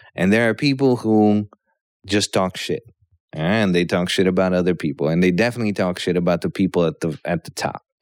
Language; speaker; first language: English; early bilingual, other home language; Polish